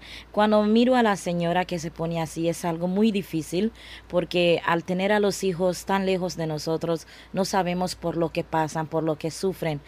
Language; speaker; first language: Spanish; non-native, local second language; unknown